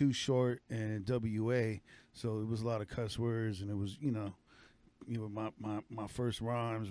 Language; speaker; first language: English; native; English